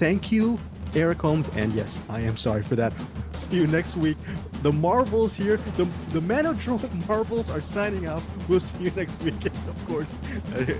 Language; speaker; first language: English; native; English